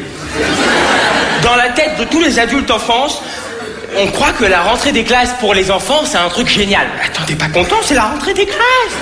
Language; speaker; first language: French; native; French